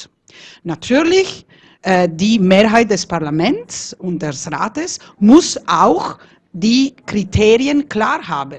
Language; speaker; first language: German; non-native, fluent; Italian